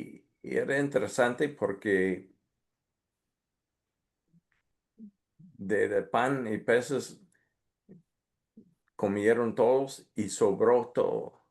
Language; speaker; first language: Spanish; non-native, fluent; English